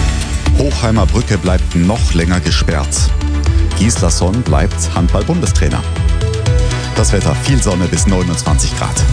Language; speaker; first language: German; native; German